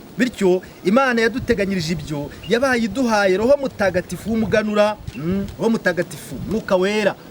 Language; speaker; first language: Kinyarwanda; native; Kinyarwanda